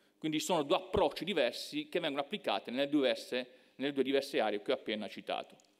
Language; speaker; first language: Italian; native; Italian